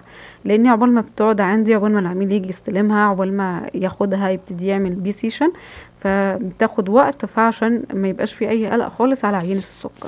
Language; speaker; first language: Arabic; native; Arabic